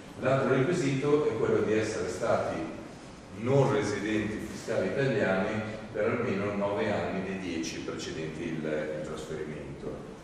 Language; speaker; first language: Italian; native; Italian